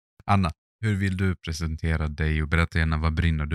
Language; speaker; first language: Swedish; non-native, fluent; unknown